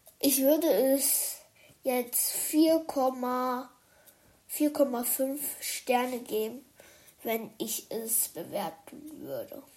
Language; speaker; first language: German; early bilingual, other home language; Chinese